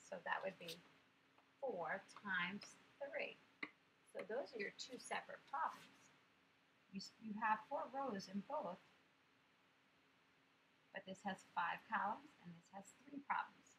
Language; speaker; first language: English; native; English